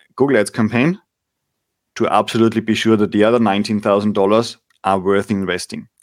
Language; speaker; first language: English; non-native, fluent; German